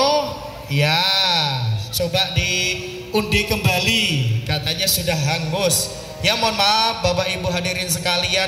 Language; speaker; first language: Indonesian; non-native, local second language; Javanese